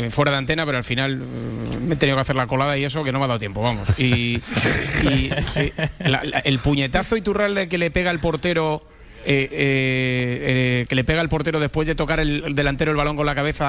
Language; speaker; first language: Spanish; native; Spanish